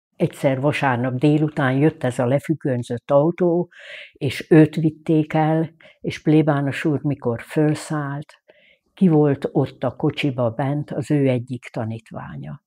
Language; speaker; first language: Hungarian; native; Hungarian